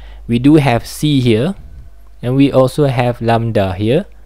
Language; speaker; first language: English; non-native, local second language; Malay